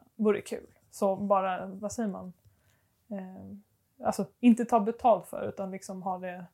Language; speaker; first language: Swedish; native; Swedish